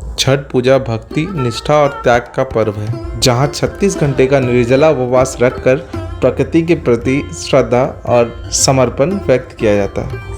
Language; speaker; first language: Hindi; native; Hindi